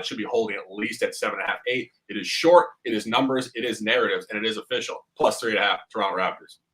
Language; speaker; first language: English; native; English